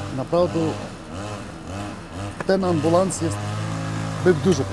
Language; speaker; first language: Polish; non-native, learner; Ukrainian